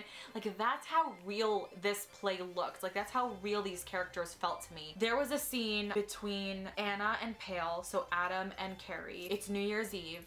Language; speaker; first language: English; native; English